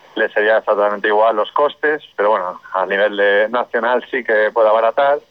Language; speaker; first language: Spanish; non-native, local second language; Catalan